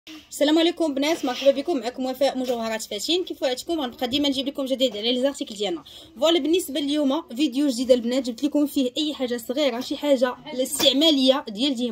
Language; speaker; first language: Arabic; native; Arabic